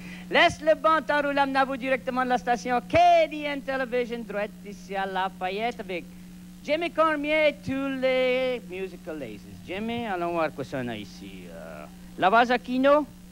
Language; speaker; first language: French; native; French